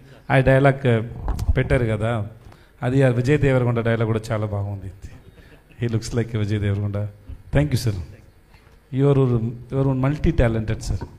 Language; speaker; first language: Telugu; non-native, learner; Tamil